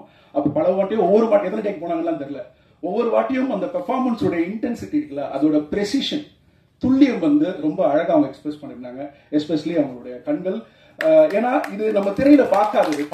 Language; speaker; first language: Tamil; native; Tamil